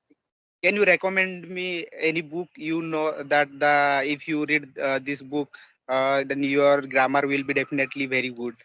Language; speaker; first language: English; non-native, learner; Odia